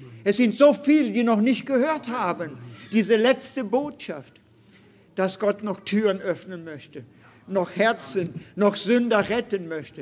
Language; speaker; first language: German; non-native, fluent; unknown